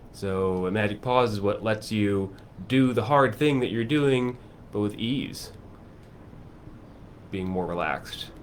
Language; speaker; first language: English; native; English